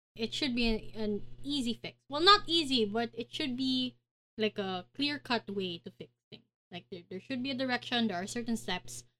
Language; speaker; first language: English; non-native, local second language; Filipino